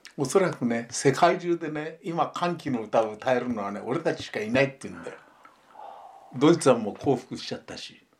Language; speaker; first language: Japanese; native; Japanese